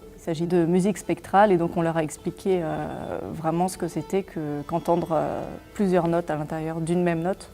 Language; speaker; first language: French; native; French